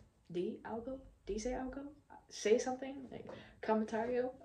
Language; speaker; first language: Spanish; non-native, learner; English